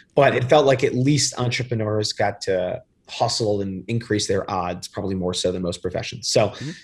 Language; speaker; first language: English; native; English